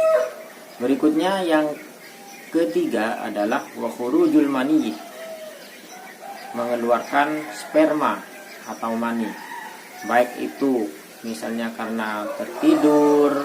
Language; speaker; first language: Indonesian; native; Indonesian